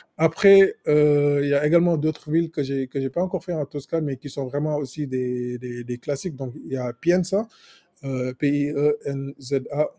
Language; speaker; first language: French; non-native, local second language; Wolof